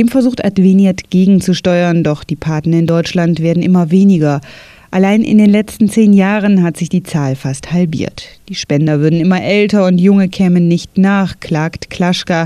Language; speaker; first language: German; native; German